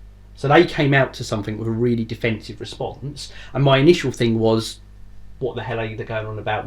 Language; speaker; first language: English; native; English